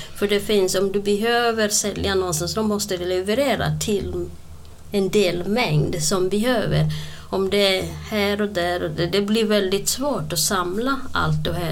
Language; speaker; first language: Swedish; non-native, fluent; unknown